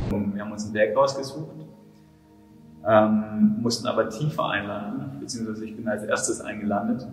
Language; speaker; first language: German; native; German